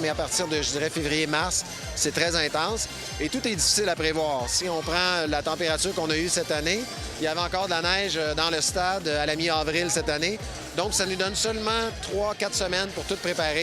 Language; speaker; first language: French; native; French